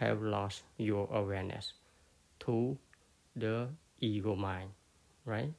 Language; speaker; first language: English; non-native, fluent; Khmer